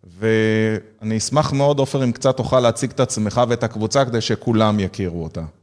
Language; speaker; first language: Hebrew; native; Hebrew